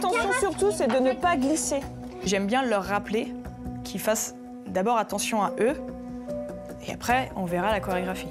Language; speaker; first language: French; native; French